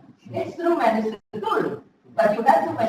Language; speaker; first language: English; non-native, fluent; Indonesian